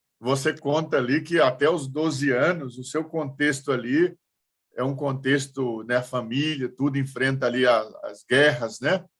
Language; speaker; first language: Portuguese; native; Portuguese